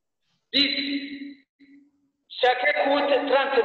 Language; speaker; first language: French; non-native, learner; Rundi